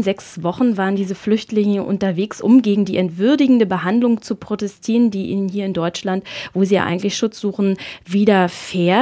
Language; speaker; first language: German; native; German